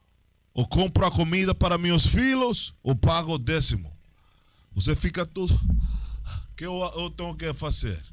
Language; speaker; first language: Portuguese; non-native, learner; Spanish